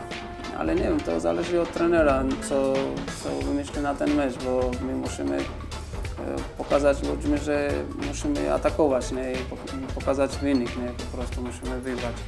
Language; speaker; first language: Polish; non-native, fluent; Georgian